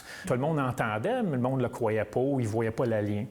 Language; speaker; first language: French; native; French